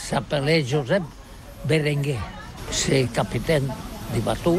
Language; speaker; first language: French; non-native, learner; Catalan